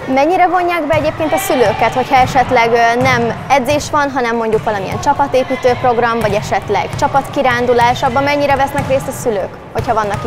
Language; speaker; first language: Hungarian; native; Hungarian